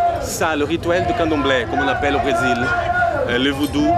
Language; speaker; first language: French; non-native, learner; Portuguese